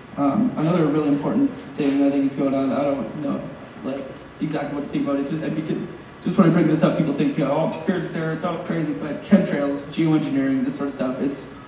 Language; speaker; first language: English; native; English